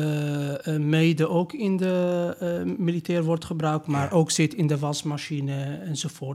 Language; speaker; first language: Dutch; non-native, fluent; Persian